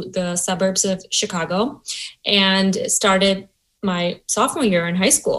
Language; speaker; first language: English; non-native, local second language; Gujarati